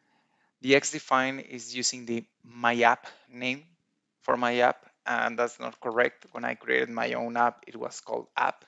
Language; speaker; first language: English; non-native, fluent; Spanish